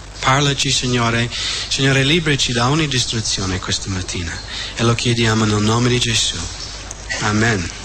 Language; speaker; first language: Italian; non-native, fluent; English